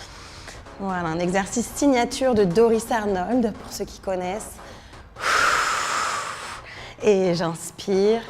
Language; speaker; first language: French; native; French